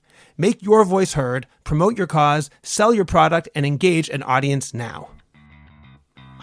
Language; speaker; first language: English; native; English